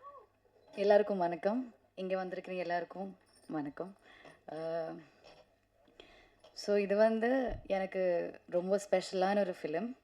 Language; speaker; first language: Tamil; non-native, fluent; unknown